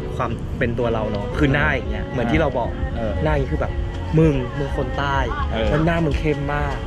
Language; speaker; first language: Thai; native; Thai